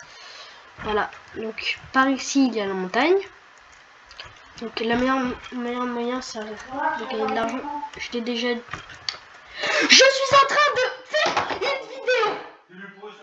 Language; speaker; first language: French; native; French